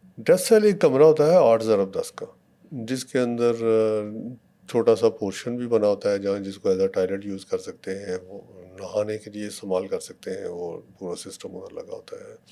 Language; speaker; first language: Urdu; non-native, local second language; Punjabi